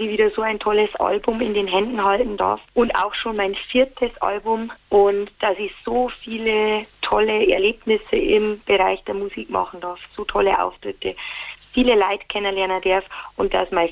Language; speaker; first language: German; native; German